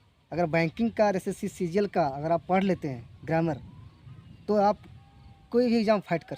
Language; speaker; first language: Hindi; native; Hindi